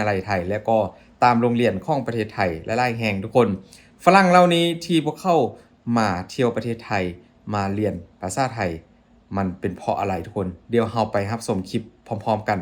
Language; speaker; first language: Thai; non-native, local second language; Northeastern Thai